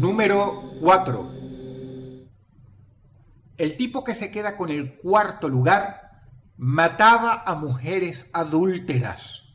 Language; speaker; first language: Spanish; native; Spanish